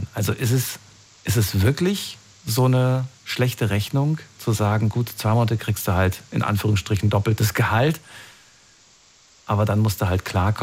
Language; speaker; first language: German; native; German